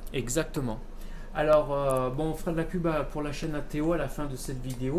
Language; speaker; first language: French; native; French